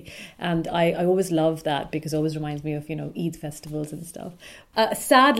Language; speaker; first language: English; non-native, local second language; Urdu